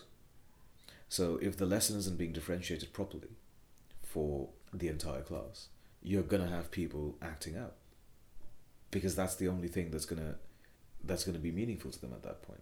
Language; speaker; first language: English; non-native, local second language; Bangla